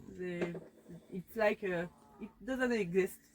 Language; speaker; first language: English; non-native, learner; French